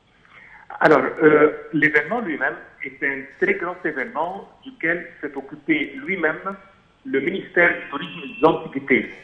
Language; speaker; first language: French; non-native, fluent; Arabic